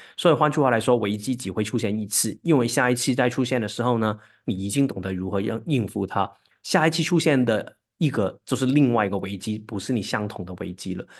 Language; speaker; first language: Chinese; non-native, local second language; Cantonese